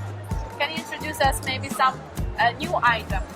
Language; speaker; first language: English; non-native, learner; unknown